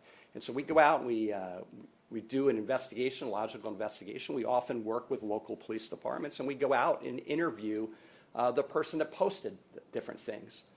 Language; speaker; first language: English; native; English